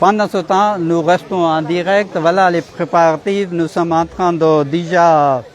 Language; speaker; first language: French; non-native, fluent; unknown